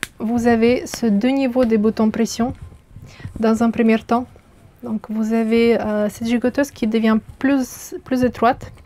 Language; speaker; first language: French; non-native, fluent; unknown